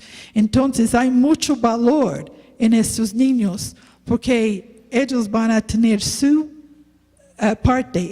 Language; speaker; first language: Spanish; non-native, learner; English